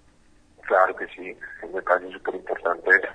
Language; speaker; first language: Spanish; native; Spanish